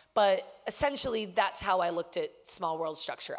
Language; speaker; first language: English; native; English